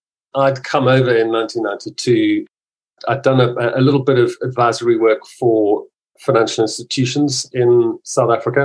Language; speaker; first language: English; native; English